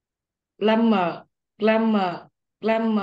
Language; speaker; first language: English; non-native, learner; Vietnamese